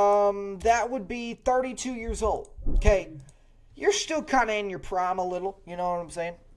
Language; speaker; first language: English; native; English